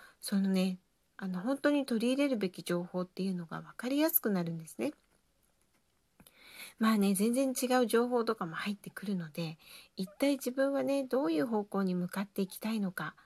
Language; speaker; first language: Japanese; native; Japanese